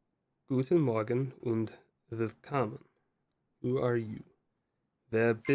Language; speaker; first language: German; non-native, learner; English